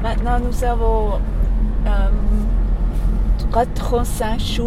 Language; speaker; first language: French; non-native, learner; English